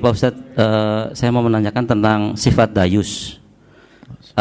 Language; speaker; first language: Indonesian; native; Indonesian